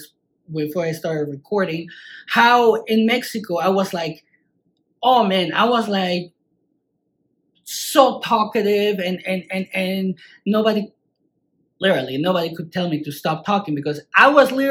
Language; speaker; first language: English; non-native, fluent; Spanish